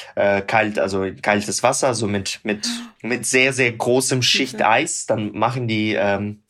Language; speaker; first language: German; non-native, fluent; Russian